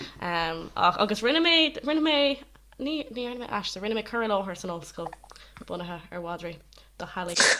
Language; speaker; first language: Irish; non-native, local second language; English